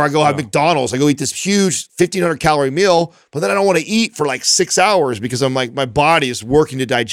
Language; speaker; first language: English; native; English